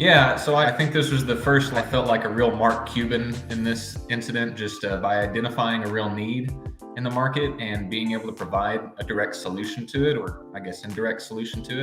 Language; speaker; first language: English; native; English